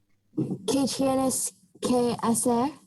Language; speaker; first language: Spanish; non-native, learner; English